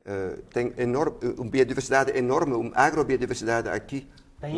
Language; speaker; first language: Portuguese; non-native, fluent; Dutch